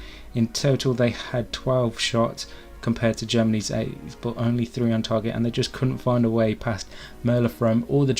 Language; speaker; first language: English; native; English